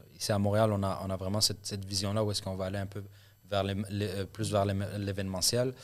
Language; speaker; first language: French; early bilingual, other home language; Arabic